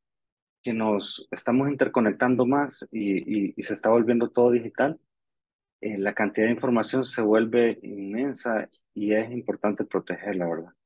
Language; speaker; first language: Spanish; native; Spanish